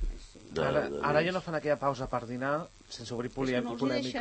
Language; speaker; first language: Catalan; native; Catalan